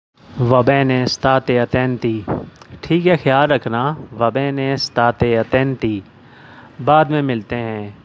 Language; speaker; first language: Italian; non-native, learner; Urdu